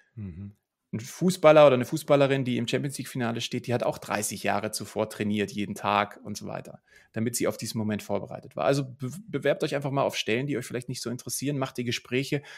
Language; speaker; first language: German; native; German